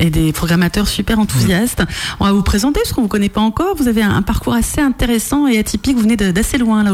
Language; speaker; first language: French; native; French